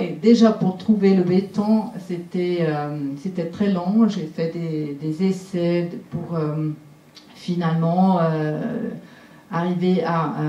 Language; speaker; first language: French; non-native, local second language; German